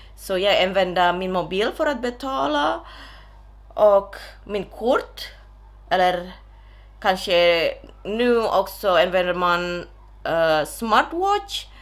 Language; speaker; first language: Swedish; non-native, learner; Indonesian